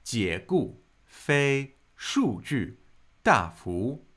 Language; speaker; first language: Chinese; non-native, fluent; English